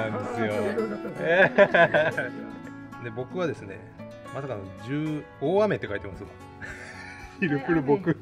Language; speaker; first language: Japanese; native; Japanese